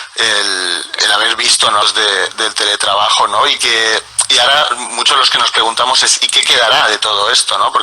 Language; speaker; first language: Spanish; non-native, local second language; Catalan